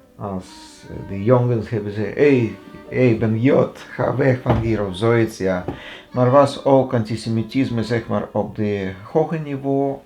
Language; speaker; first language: Dutch; non-native, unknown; Russian